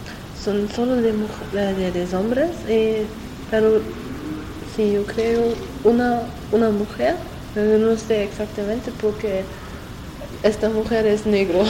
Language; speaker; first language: Spanish; non-native, learner; French